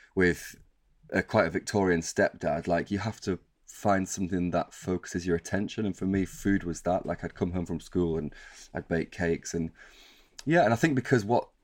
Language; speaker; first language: English; native; English